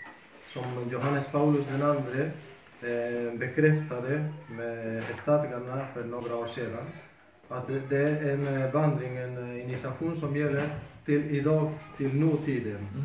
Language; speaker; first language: Swedish; non-native, fluent; Spanish